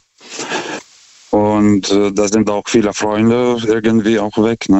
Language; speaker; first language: German; non-native, fluent; Lithuanian